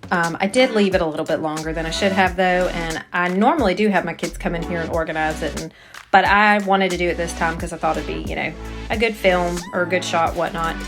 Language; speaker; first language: English; native; English